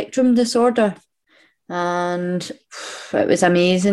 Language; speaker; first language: English; native; English